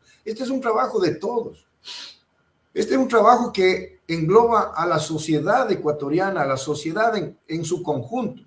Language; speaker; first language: Spanish; native; Spanish